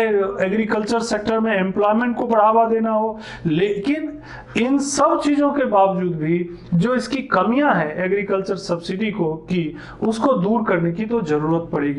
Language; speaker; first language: Hindi; native; Hindi